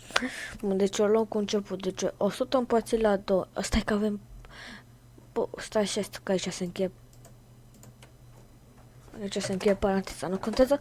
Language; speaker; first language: Romanian; native; Romanian